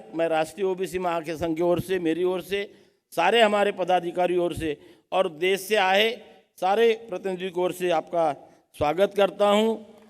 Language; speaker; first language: Hindi; non-native, local second language; Marathi